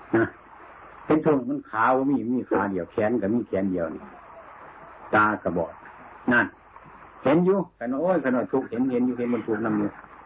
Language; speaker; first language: Thai; native; Thai